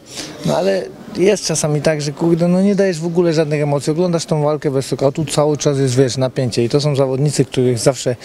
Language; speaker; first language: Polish; native; Polish